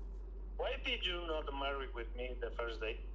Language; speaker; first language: English; non-native, learner; Spanish